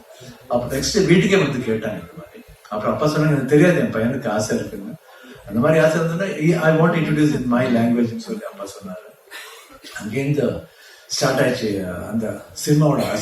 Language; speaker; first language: Tamil; non-native, local second language; Kannada